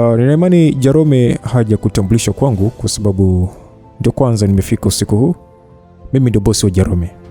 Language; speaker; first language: Swahili; native; Swahili